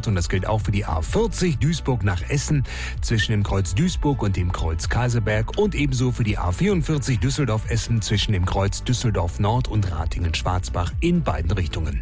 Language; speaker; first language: German; native; German